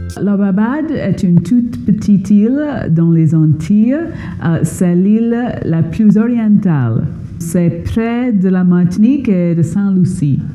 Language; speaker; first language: French; non-native, fluent; English